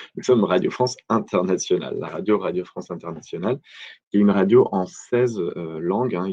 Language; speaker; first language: French; native; French